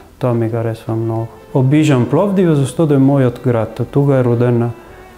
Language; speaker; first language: Bulgarian; non-native, fluent; Italian